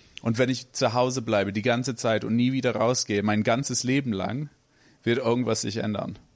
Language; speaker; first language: German; non-native, fluent; English